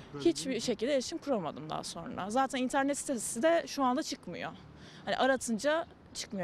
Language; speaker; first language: Turkish; native; Turkish